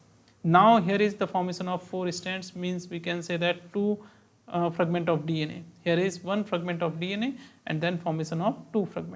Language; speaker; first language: English; non-native, local second language; Hindi